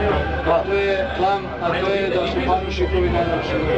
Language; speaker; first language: Slovak; non-native, learner; Serbian